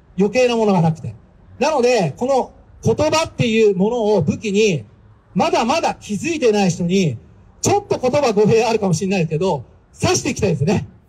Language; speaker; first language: Japanese; native; Japanese